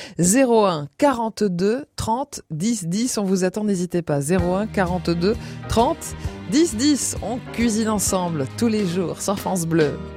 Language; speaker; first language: French; native; French